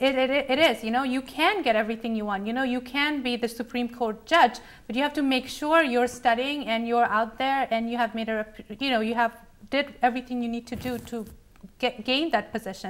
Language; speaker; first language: English; early bilingual, other home language; Bangla